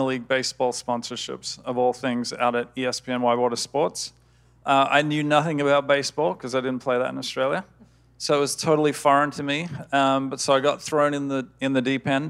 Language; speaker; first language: English; native; English